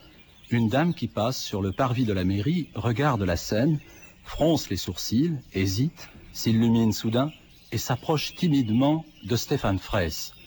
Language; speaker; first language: French; native; French